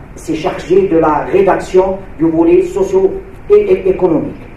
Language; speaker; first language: French; non-native, local second language; Arabic